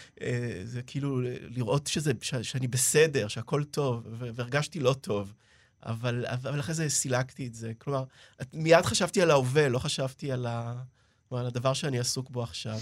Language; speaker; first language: Hebrew; native; Hebrew